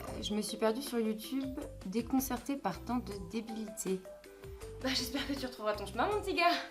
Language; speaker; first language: French; native; French